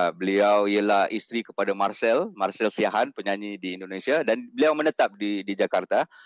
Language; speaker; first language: Malay; native; Malay